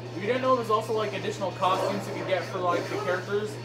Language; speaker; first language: English; native; English